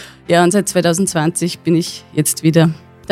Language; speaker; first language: German; native; German